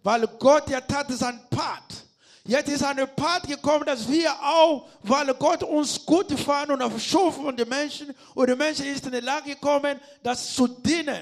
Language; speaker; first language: German; non-native, learner; Lingala